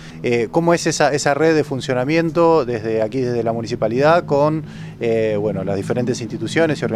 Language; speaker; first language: Spanish; native; Spanish